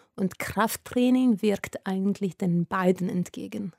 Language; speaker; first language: German; non-native, fluent; Italian